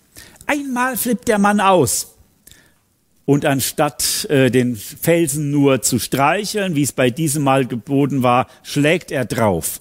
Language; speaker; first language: German; native; German